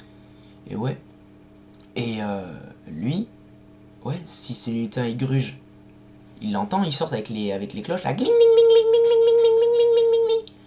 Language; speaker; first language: French; native; French